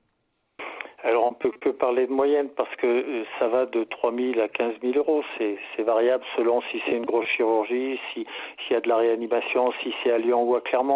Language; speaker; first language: French; native; French